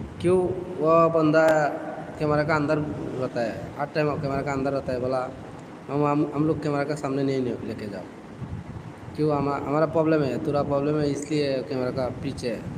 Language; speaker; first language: Hindi; non-native, learner; Bangla